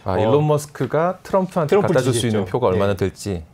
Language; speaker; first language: Korean; native; Korean